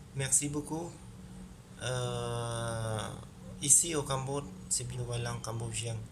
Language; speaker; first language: French; non-native, learner; Khmer